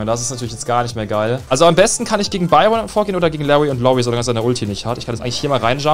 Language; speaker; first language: German; native; German